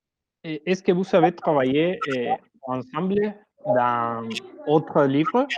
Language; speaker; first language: French; non-native, learner; Spanish